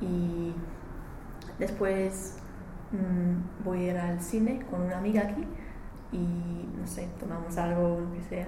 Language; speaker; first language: Spanish; non-native, learner; English